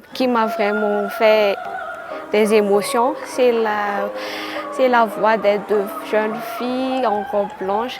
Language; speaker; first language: French; non-native, local second language; Malagasy